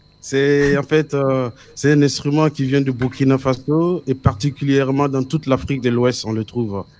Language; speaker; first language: French; non-native, local second language; Mossi